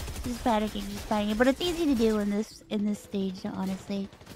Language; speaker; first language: English; early bilingual, other home language; Spanish